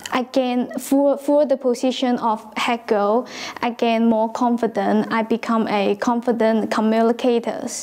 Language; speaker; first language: English; non-native, local second language; Cantonese